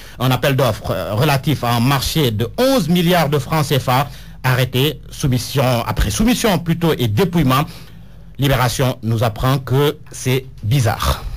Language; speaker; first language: French; non-native, local second language; Wolof